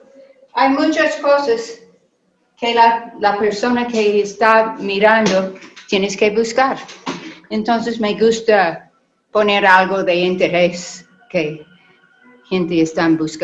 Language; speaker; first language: Spanish; non-native, learner; English